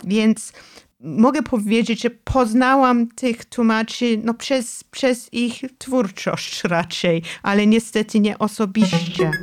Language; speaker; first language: Polish; non-native, fluent; English